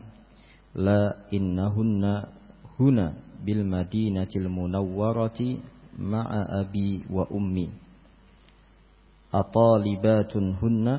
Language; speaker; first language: Arabic; non-native, fluent; Indonesian